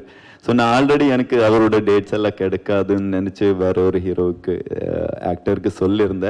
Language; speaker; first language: Tamil; non-native, learner; Kannada